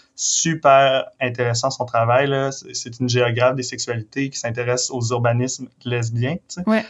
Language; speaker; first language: French; native; French